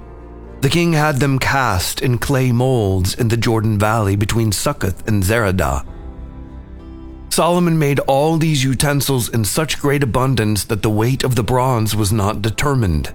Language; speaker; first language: English; native; English